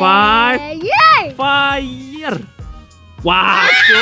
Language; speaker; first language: English; non-native, fluent; Indonesian